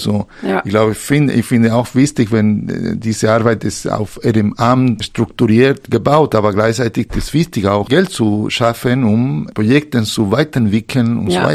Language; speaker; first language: German; non-native, fluent; Spanish